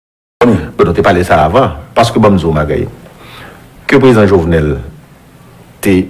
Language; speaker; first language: French; non-native, local second language; Haitian Creole